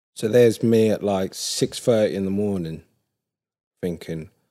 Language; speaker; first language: English; native; English